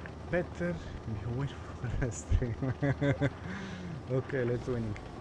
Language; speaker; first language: English; non-native, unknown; Italian